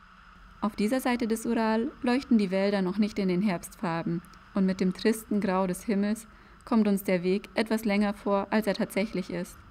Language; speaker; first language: German; native; German